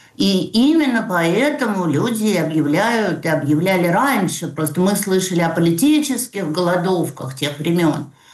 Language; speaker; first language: Russian; native; Russian